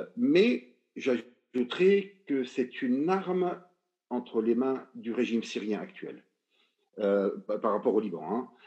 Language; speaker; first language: French; non-native, local second language; Arabic